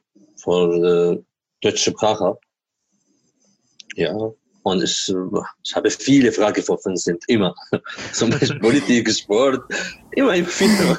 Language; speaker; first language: German; non-native, learner; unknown